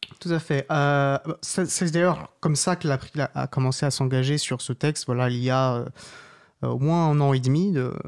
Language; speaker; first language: French; native; French